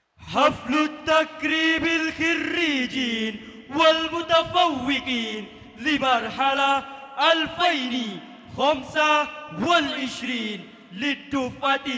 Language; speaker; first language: Arabic; non-native, fluent; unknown